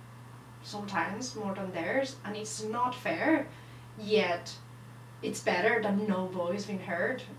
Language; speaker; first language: English; non-native, fluent; Spanish